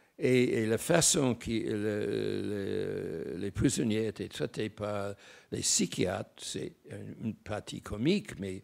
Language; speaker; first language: French; non-native, fluent; English